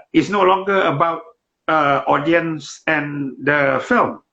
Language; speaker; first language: English; non-native, local second language; Malay